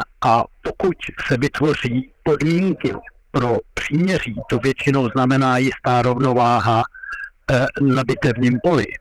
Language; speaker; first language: Czech; non-native, fluent; French